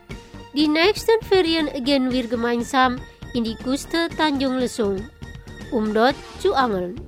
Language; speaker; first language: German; non-native, learner; Indonesian